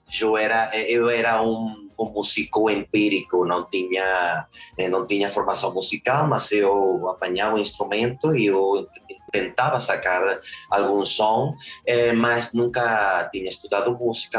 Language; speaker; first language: Portuguese; early bilingual, heritage; Spanish